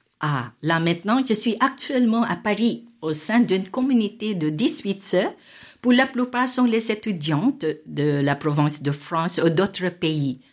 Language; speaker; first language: French; non-native, fluent; Filipino